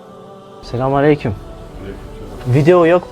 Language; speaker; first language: Turkish; non-native, learner; French